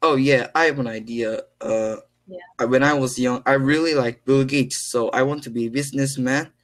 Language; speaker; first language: English; non-native, learner; Korean